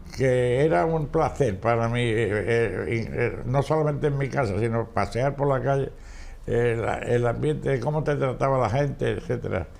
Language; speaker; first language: Spanish; native; Spanish